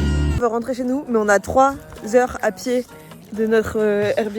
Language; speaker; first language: French; native; French